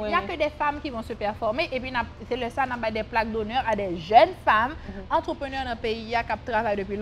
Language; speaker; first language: French; non-native, local second language; Haitian Creole